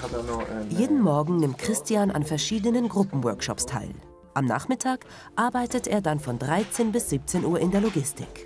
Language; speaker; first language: German; native; German